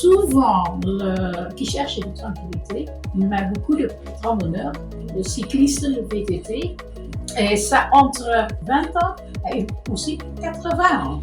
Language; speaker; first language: French; non-native, learner; Dutch